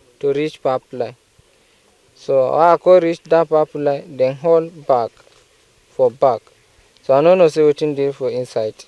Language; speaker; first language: Nigerian Pidgin; non-native, local second language; Fula